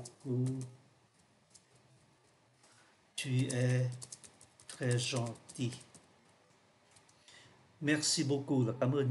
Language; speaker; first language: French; non-native, fluent; Vietnamese